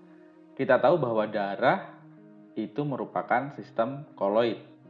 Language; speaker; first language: Indonesian; native; Indonesian